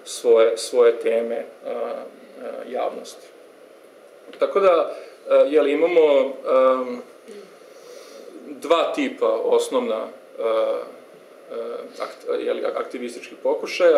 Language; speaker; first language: Serbian; native; Serbian